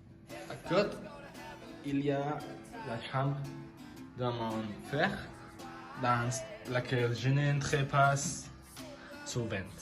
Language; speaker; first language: French; non-native, learner; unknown